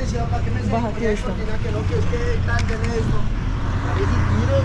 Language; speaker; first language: Spanish; native; Spanish